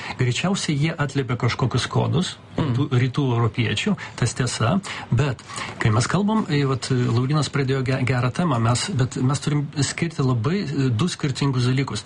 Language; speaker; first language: Lithuanian; non-native, local second language; Russian